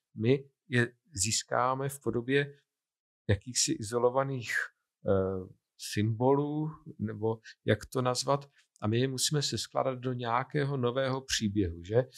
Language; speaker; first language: Czech; native; Czech